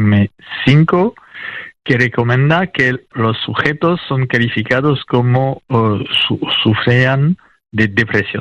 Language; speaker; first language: Spanish; non-native, fluent; French